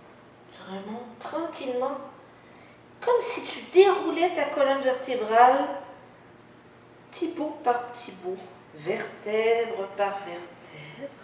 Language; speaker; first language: French; native; French